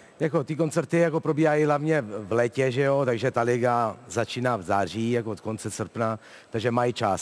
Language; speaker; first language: Czech; non-native, fluent; Italian